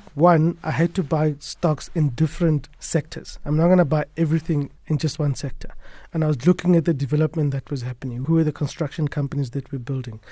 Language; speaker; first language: English; non-native, local second language; Tswana